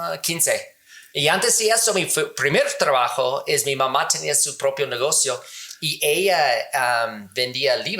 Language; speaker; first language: Spanish; non-native, learner; English